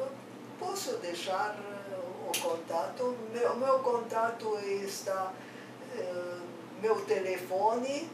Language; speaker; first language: Portuguese; non-native, fluent; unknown